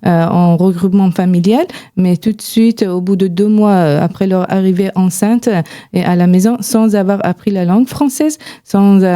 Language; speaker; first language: French; non-native, fluent; Persian